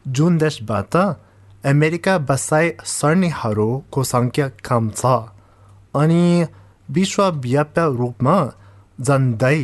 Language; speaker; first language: Nepali; non-native, fluent; English